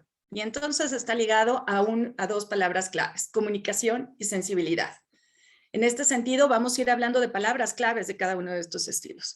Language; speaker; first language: Spanish; native; Spanish